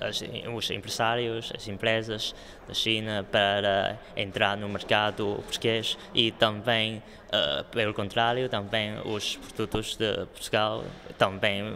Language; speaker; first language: Portuguese; non-native, local second language; Chinese